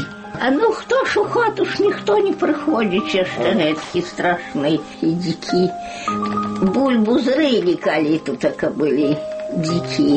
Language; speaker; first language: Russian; non-native, local second language; Belarusian